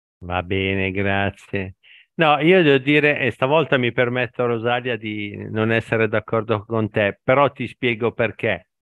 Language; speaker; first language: Italian; native; Italian